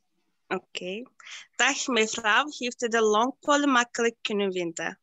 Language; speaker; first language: Dutch; non-native, learner; Turkish